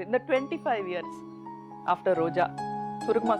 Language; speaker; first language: Tamil; native; Tamil